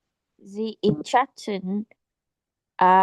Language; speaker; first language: English; non-native, learner; Vietnamese